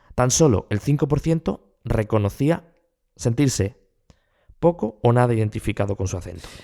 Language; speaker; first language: Spanish; native; Spanish